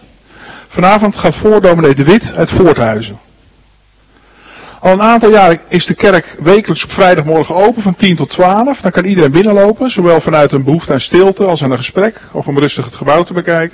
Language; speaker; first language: Dutch; native; Dutch